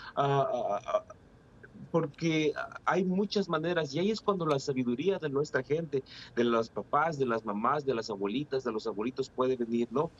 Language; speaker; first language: Spanish; native; Spanish